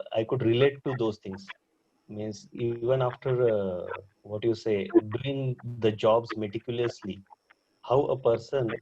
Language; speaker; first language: English; non-native, local second language; Marathi